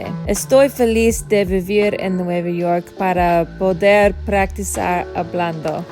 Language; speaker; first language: Spanish; non-native, learner; English